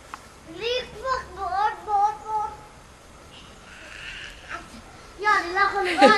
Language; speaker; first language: Hebrew; early bilingual, heritage; Hebrew